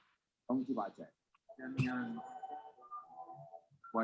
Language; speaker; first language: Chinese; non-native, learner; Indonesian